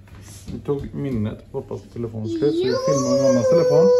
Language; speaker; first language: Swedish; native; Swedish